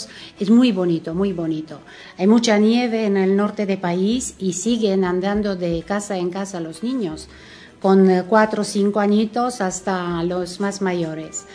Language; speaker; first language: Spanish; non-native, fluent; Romanian